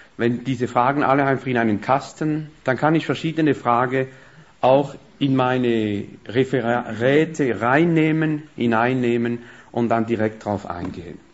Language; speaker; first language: German; non-native, fluent; French